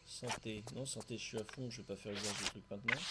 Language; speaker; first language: French; native; French